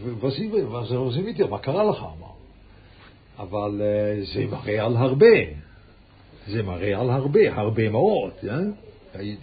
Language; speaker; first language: Hebrew; non-native, fluent; English